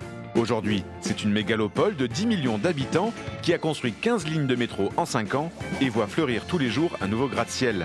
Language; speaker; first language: French; native; French